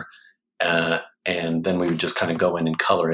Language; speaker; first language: English; native; English